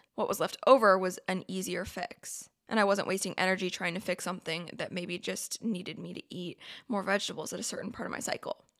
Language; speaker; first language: English; native; English